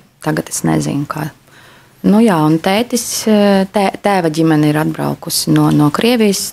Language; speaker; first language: Latvian; non-native, local second language; Russian